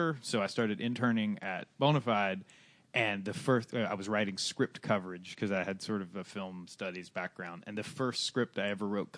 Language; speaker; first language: English; native; English